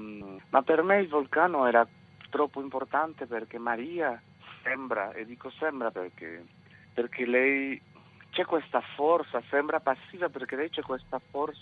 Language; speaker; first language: Italian; non-native, fluent; Spanish